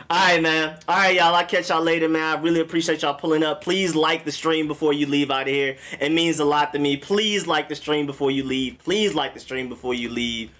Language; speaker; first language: English; native; English